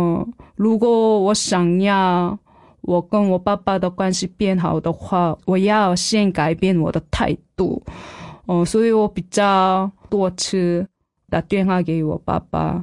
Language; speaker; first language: Chinese; non-native, fluent; Korean